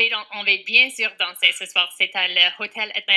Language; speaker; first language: French; non-native, fluent; English